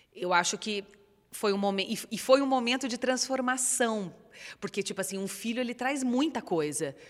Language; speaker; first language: Portuguese; native; Portuguese